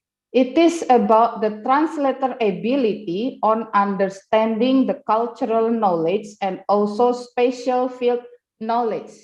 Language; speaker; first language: English; non-native, fluent; Indonesian